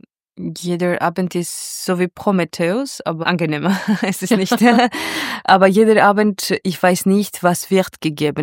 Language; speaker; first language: German; non-native, fluent; Georgian